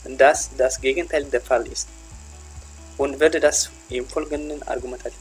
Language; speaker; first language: German; non-native, fluent; Tigrinya